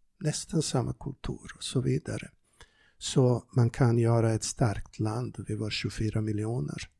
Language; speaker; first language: Swedish; non-native, fluent; Serbian